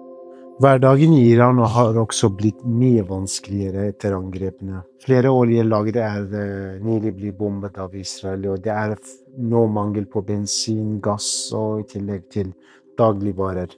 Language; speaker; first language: Norwegian; non-native, fluent; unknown